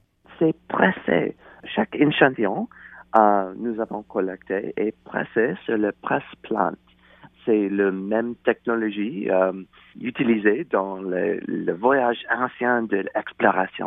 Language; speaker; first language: French; non-native, learner; English